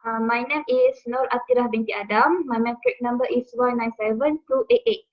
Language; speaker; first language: English; non-native, learner; Malay